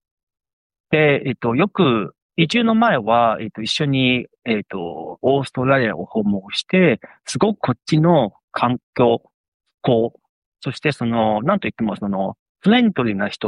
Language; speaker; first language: Japanese; non-native, fluent; Chinese